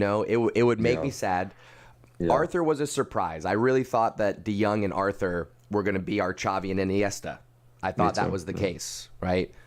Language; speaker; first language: English; native; English